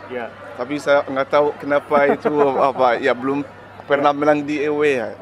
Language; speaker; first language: Indonesian; non-native, learner; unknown